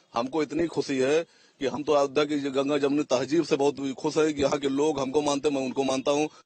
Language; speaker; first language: Hindi; native; Hindi